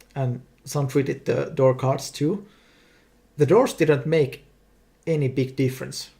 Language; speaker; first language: English; non-native, fluent; Finnish